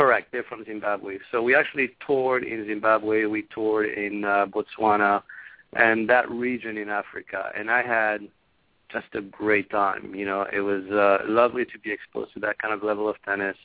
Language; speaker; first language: English; non-native, local second language; French